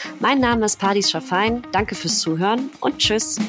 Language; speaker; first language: German; early bilingual, other home language; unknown